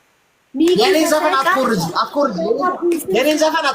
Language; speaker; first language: Amharic; native; Amharic